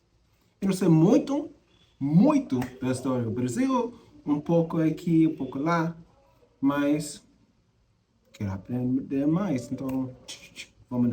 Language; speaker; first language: Portuguese; non-native, learner; English